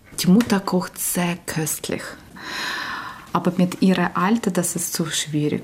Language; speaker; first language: German; non-native, learner; Ukrainian